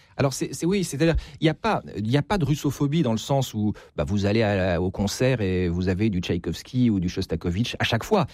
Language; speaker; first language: French; native; French